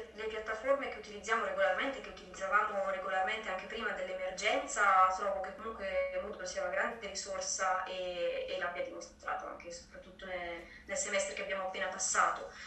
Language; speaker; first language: Italian; native; Italian